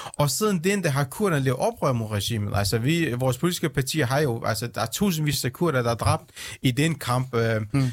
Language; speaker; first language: Danish; early bilingual, other home language; Central Kurdish